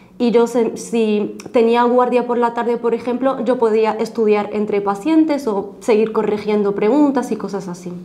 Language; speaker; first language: Spanish; non-native, fluent; Arabic